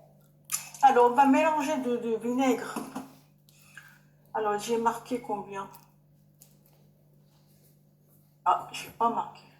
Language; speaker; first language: French; non-native, learner; Japanese